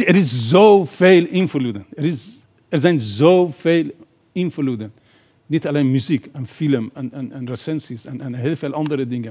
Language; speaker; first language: Dutch; non-native, fluent; Persian